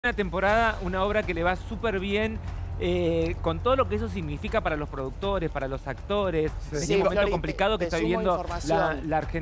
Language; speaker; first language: Spanish; native; Spanish